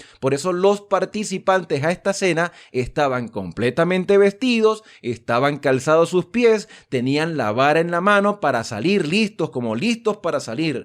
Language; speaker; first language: Spanish; native; Spanish